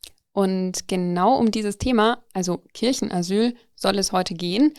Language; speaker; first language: German; native; German